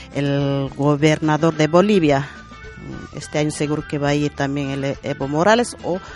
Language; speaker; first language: Spanish; non-native, local second language; Quechua